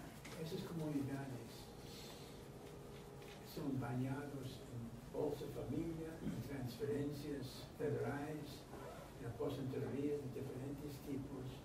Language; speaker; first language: Portuguese; non-native, fluent; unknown